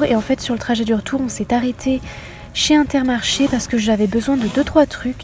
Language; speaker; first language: French; native; French